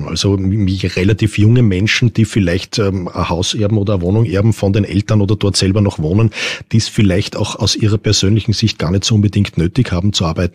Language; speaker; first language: German; native; German